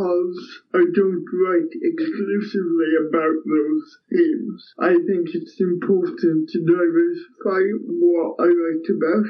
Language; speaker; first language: English; native; English